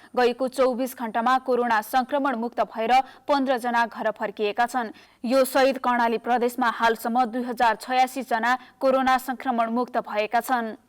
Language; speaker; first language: Nepali; native; Nepali